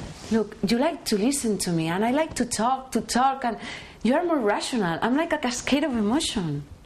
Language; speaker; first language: English; non-native, fluent; Spanish